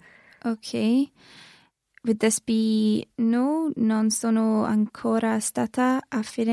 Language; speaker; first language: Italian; non-native, learner; English